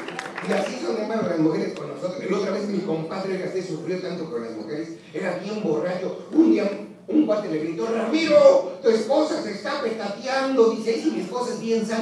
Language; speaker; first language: Spanish; native; Spanish